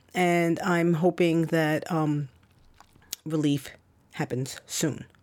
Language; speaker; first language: English; native; English